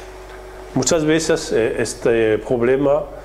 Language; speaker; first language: Spanish; non-native, fluent; French